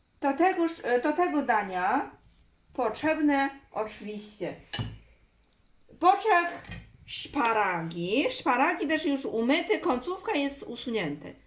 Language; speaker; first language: Polish; non-native, learner; Chinese